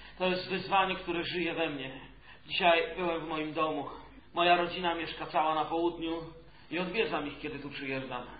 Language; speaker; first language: Polish; native; Polish